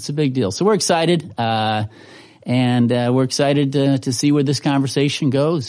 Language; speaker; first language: English; native; English